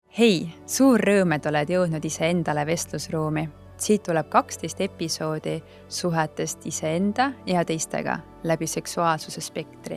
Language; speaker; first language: Estonian; native; Estonian